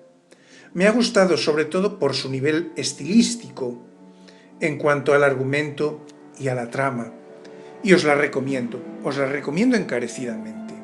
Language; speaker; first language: Spanish; native; Spanish